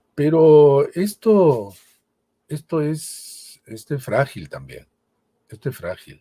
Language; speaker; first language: Spanish; native; Spanish